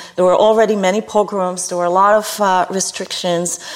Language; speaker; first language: English; non-native, fluent; Hebrew